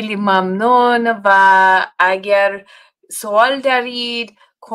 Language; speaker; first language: Persian; non-native, fluent; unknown